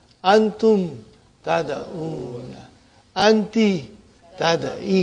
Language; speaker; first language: Arabic; non-native, fluent; English